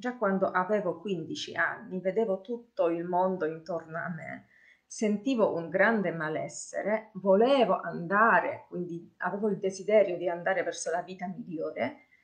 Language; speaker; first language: Italian; non-native, fluent; Polish